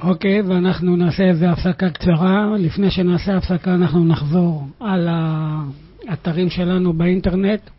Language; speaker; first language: Hebrew; native; Hebrew